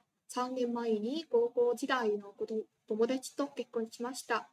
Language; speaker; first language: Japanese; non-native, fluent; Vietnamese